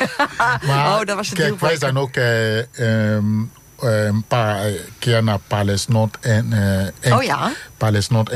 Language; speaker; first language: Dutch; non-native, fluent; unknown